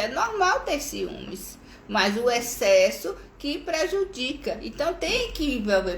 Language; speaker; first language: Portuguese; native; Portuguese